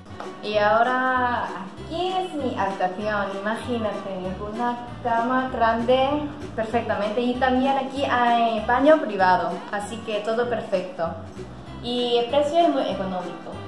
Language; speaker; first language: Spanish; non-native, learner; Thai